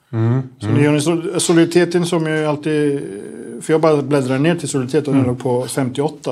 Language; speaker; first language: Swedish; native; Swedish